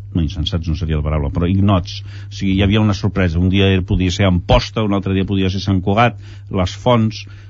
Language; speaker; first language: Catalan; early bilingual, heritage; Catalan